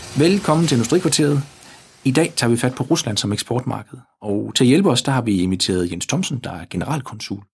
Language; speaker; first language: Danish; native; Danish